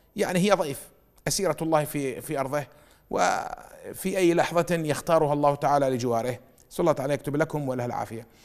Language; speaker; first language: Arabic; native; Arabic